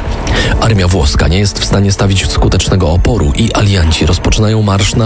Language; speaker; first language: Polish; native; Polish